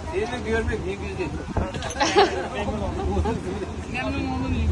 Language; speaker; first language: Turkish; non-native, learner; Kazakh